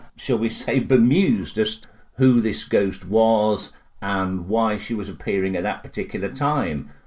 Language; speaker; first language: English; native; English